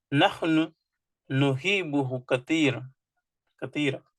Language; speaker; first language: Arabic; non-native, fluent; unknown